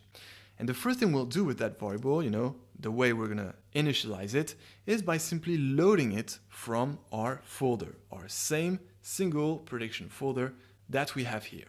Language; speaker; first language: English; non-native, fluent; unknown